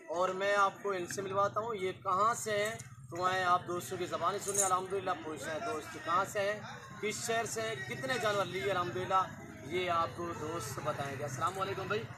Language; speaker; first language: Urdu; non-native, local second language; Saraiki